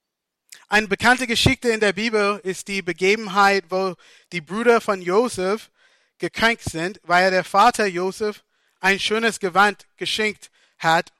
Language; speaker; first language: German; non-native, fluent; English